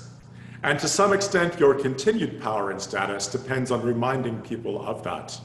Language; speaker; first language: English; native; English